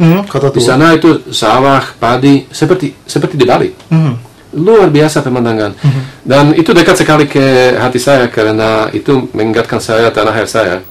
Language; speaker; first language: Indonesian; non-native, fluent; Slovak